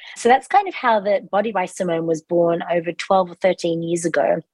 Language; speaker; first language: English; native; English